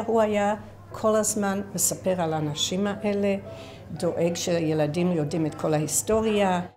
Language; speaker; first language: Hebrew; non-native, fluent; English